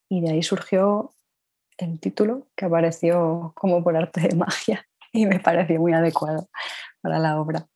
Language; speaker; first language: Spanish; native; Spanish